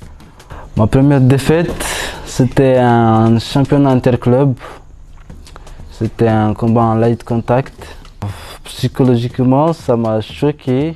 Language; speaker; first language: French; non-native, local second language; Malagasy